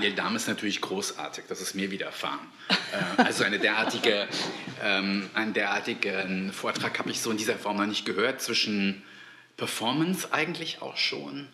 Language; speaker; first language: German; native; German